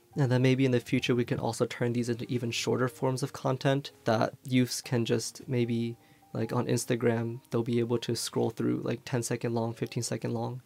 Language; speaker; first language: English; early bilingual, other home language; Chinese